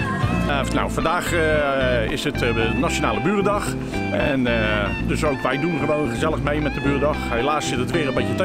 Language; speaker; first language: Dutch; native; Dutch